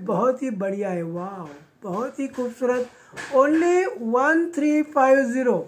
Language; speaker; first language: Hindi; non-native, local second language; Marathi